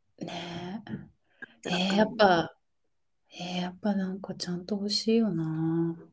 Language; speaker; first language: Japanese; native; Japanese